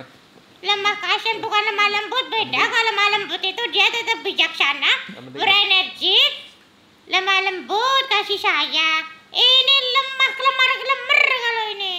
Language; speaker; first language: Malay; non-native, local second language; Javanese